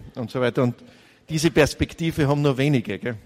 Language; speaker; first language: German; native; German